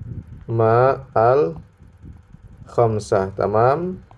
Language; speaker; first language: Arabic; non-native, fluent; Indonesian